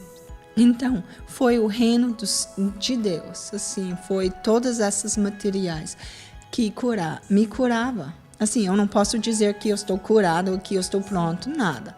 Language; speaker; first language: Portuguese; non-native, fluent; English